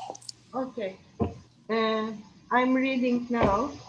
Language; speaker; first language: English; non-native, learner; Turkish